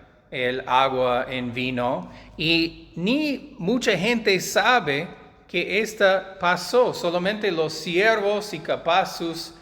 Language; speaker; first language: Spanish; non-native, fluent; English